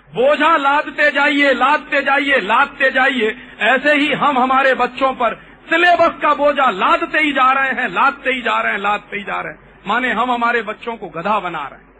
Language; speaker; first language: Hindi; native; Hindi